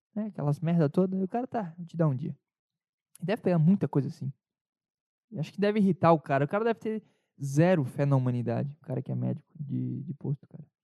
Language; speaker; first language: Portuguese; native; Portuguese